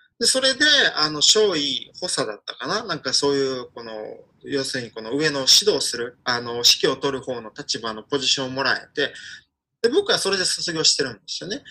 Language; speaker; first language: Japanese; non-native, fluent; Ukrainian